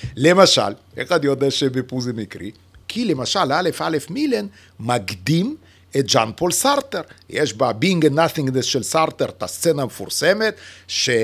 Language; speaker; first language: Hebrew; non-native, fluent; Russian